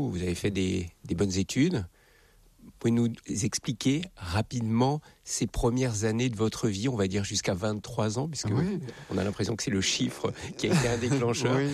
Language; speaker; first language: French; native; French